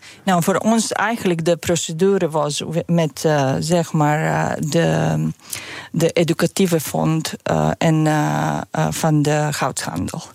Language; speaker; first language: Dutch; non-native, fluent; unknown